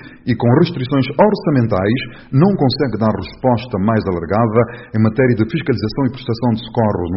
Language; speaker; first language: Portuguese; non-native, local second language; Kabuverdianu